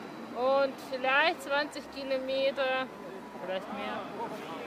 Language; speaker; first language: German; non-native, fluent; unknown